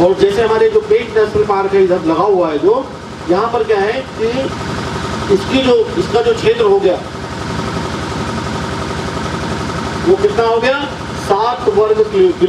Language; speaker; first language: Hindi; native; Hindi